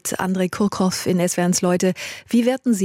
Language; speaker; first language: German; native; German